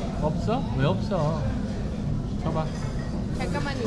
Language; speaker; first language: Korean; native; Korean